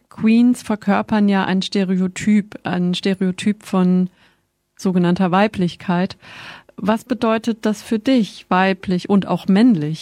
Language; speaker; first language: German; native; German